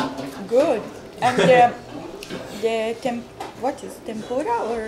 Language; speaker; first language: English; non-native, fluent; Italian